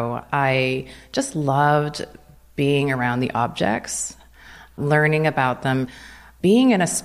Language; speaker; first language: English; native; English